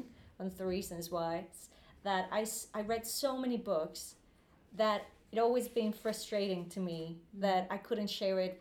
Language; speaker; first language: English; non-native, fluent; Spanish